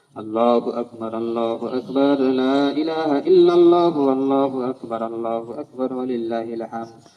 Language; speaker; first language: Arabic; non-native, fluent; Bangla